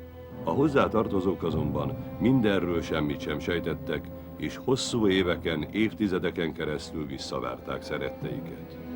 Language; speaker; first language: Hungarian; native; Hungarian